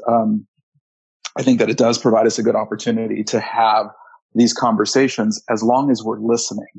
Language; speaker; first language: English; native; English